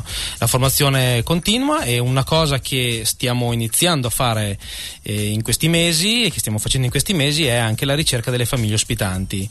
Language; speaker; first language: Italian; native; Italian